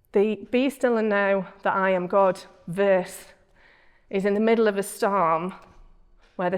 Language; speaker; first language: English; native; English